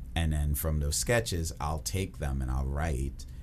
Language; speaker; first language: English; early bilingual, other home language; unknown